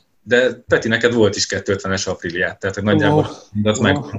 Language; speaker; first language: Hungarian; native; Hungarian